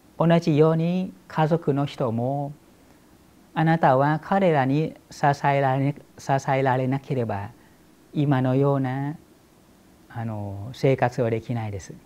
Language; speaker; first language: Japanese; non-native, fluent; Thai